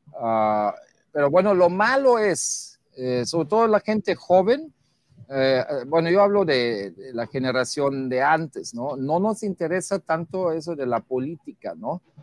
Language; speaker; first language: Spanish; non-native, fluent; German